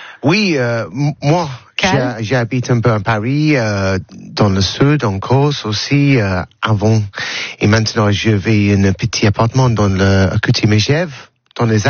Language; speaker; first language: French; non-native, learner; English